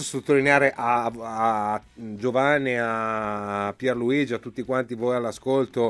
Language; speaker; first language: Italian; native; Italian